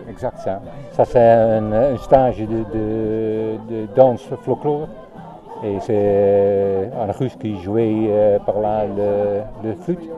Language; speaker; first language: French; non-native, learner; Dutch